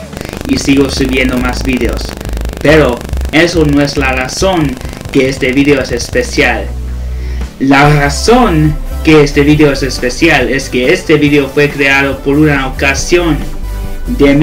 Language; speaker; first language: Spanish; non-native, learner; English